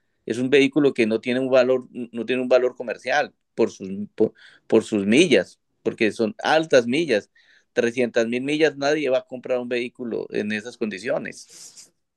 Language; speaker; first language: Spanish; native; Spanish